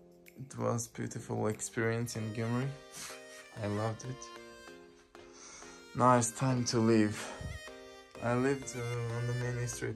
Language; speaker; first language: English; non-native, local second language; Bangla